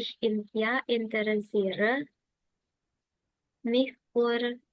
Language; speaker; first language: German; non-native, learner; Indonesian